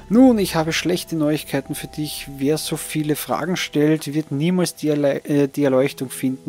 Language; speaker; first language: German; native; German